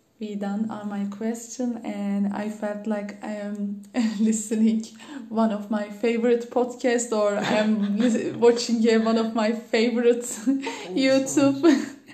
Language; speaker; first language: English; non-native, learner; Turkish